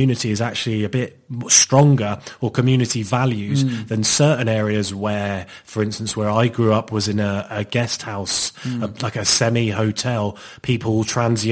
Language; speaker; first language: English; native; English